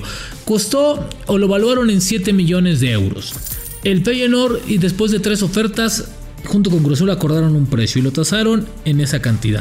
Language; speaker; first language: Spanish; native; Spanish